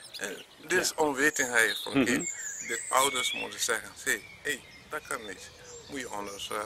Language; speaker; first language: Dutch; non-native, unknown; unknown